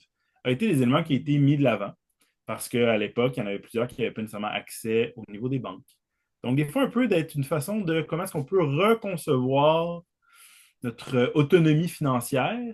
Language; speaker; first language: French; native; French